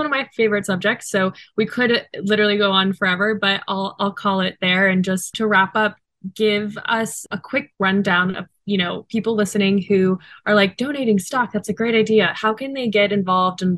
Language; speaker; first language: English; native; English